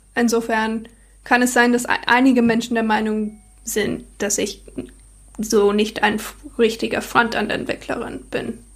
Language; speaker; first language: German; non-native, fluent; English